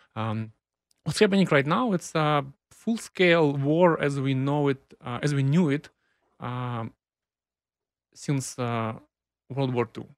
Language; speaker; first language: English; non-native, fluent; Ukrainian